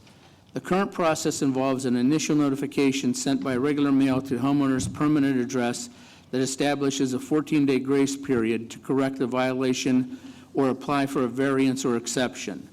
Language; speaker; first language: English; native; English